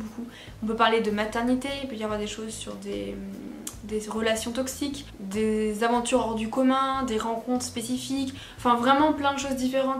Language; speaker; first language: French; native; French